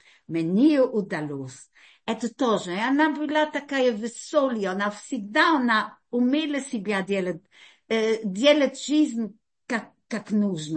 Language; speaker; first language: Russian; early bilingual, heritage; Russian